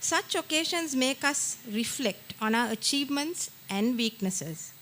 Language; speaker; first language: English; non-native, local second language; Sinhala